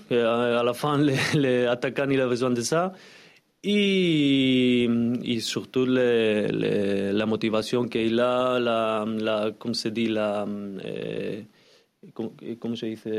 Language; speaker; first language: French; non-native, learner; Spanish